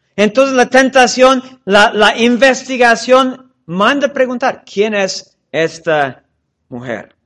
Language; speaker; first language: Spanish; non-native, fluent; English